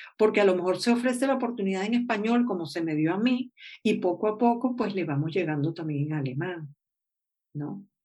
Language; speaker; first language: Spanish; native; Spanish